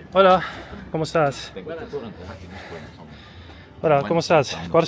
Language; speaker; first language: Spanish; non-native, learner; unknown